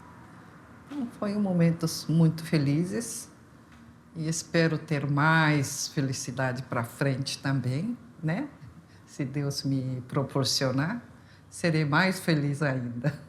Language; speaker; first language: Portuguese; non-native, fluent; Korean